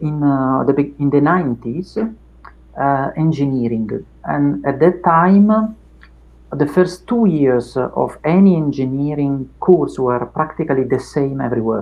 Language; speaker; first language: English; non-native, fluent; Italian